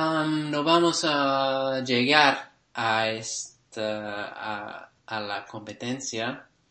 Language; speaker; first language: Spanish; non-native, learner; English